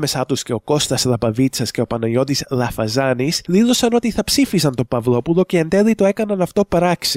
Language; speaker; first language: Greek; native; Greek